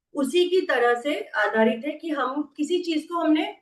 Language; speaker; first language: Hindi; non-native, local second language; Marathi